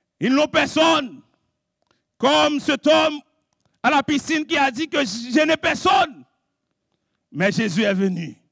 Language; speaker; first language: French; non-native, local second language; Haitian Creole